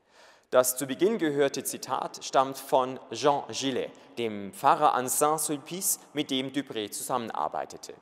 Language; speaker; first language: German; native; German